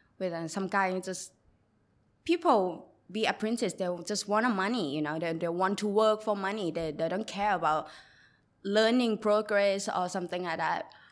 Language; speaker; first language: English; non-native, learner; Thai